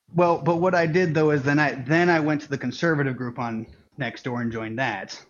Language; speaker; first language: English; native; English